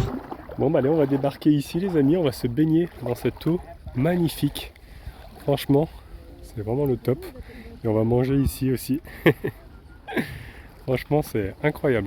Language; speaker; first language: French; native; French